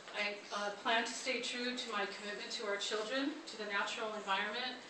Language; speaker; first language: English; early bilingual, other home language; Spanish